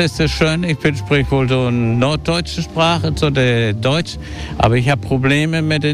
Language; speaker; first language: German; non-native, fluent; Spanish